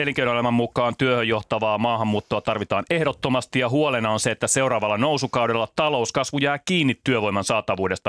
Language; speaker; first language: Finnish; native; Finnish